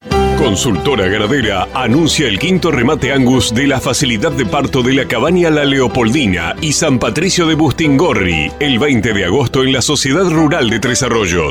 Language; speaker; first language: Spanish; native; Spanish